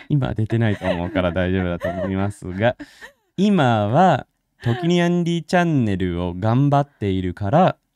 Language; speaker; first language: Japanese; non-native, fluent; English